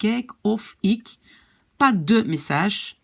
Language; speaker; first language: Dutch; non-native, fluent; French